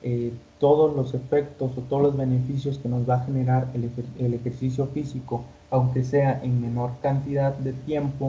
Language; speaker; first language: Spanish; native; Spanish